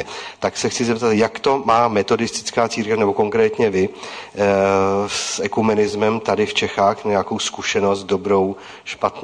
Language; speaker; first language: Czech; native; Czech